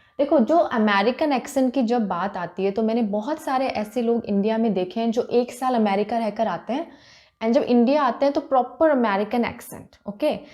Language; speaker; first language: Hindi; native; Hindi